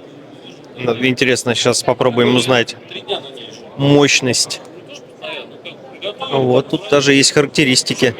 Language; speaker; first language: Russian; native; Russian